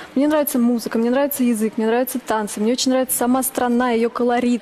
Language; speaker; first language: Russian; native; Russian